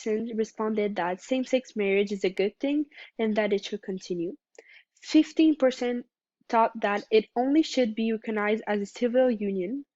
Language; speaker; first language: English; non-native, local second language; French